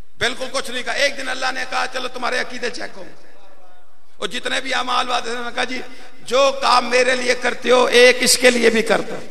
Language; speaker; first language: Urdu; non-native, local second language; Punjabi